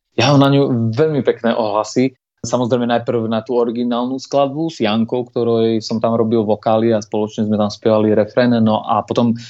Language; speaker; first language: Slovak; non-native, local second language; Rusyn